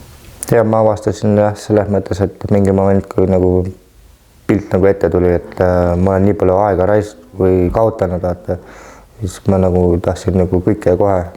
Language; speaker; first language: Estonian; native; Estonian